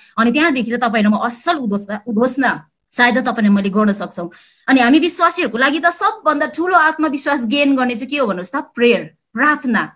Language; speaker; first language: Nepali; native; Nepali